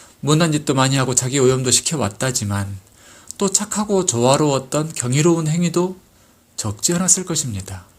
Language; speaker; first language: Korean; native; Korean